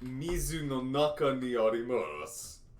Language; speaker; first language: Japanese; non-native, learner; English